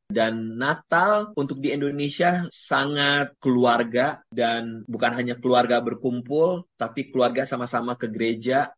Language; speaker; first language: Indonesian; native; Indonesian